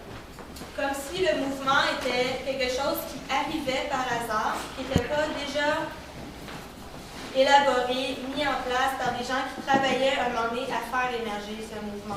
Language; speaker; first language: French; native; French